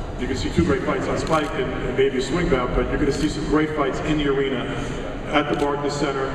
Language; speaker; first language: English; native; English